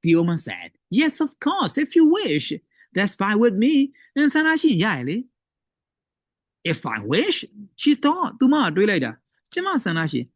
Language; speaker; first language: English; non-native, fluent; Burmese